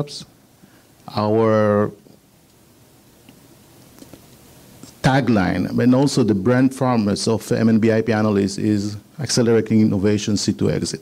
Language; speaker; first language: English; non-native, fluent; Hebrew